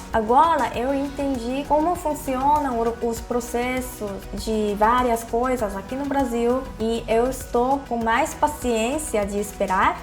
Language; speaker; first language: Portuguese; non-native, fluent; Korean